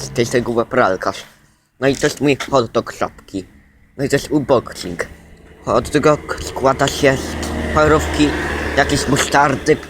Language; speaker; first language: Polish; native; Polish